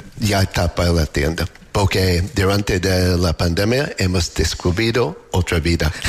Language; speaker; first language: Spanish; non-native, fluent; English